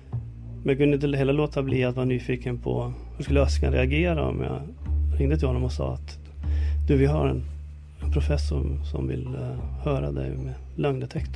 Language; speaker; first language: Swedish; native; Swedish